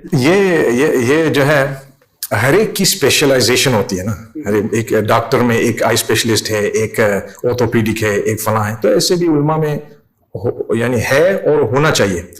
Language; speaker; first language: Urdu; non-native, fluent; English